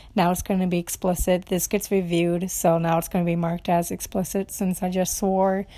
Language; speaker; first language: English; non-native, fluent; Romanian